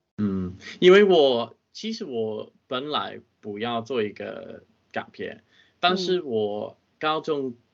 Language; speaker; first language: Chinese; non-native, fluent; English